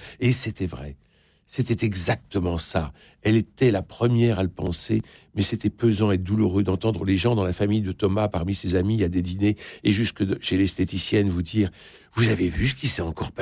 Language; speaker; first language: French; native; French